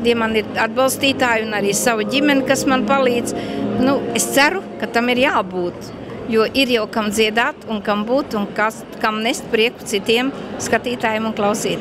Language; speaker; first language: Latvian; native; Latvian